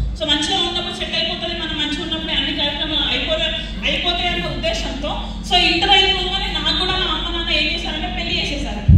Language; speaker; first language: Telugu; early bilingual, other home language; Hindi